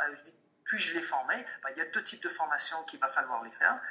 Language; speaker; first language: French; non-native, fluent; English